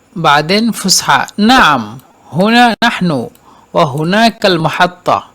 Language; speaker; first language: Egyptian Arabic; non-native, fluent; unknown